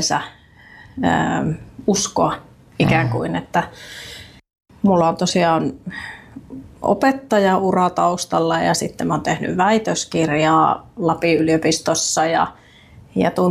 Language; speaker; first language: Finnish; native; Finnish